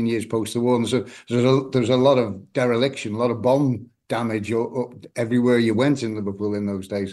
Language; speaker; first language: English; native; English